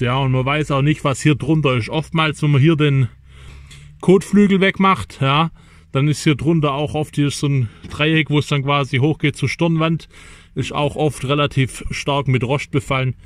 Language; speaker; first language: German; native; German